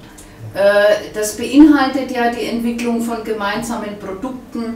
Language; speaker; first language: German; native; German